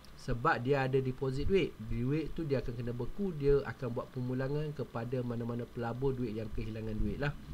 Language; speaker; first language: Malay; native; Malay